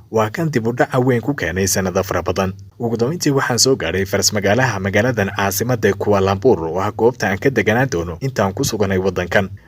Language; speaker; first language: Somali; native; Somali